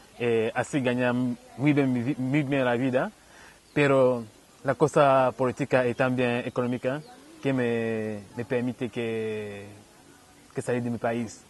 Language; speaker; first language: Spanish; non-native, fluent; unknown